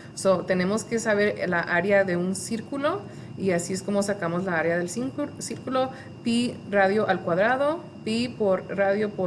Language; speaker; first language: Spanish; early bilingual, other home language; English